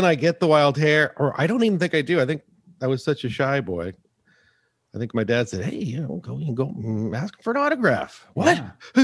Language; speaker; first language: English; native; English